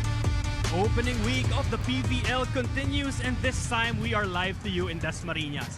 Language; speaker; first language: English; non-native, local second language; Filipino